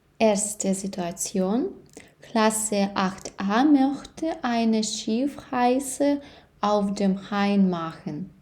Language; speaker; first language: German; non-native, fluent; Ukrainian